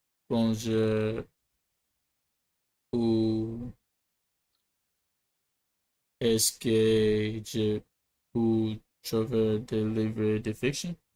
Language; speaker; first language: French; non-native, learner; English